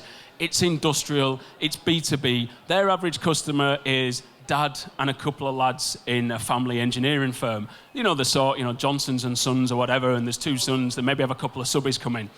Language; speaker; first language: English; native; English